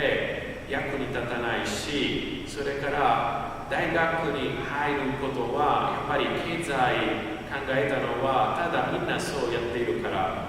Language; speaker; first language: Japanese; non-native, fluent; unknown